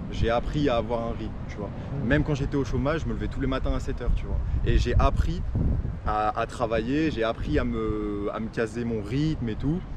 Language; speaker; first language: French; native; French